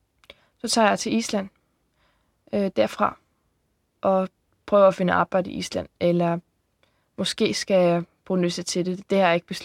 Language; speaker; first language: Danish; early bilingual, heritage; Icelandic